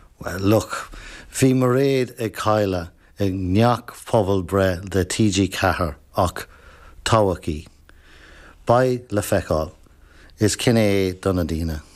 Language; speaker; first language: Irish; non-native, local second language; English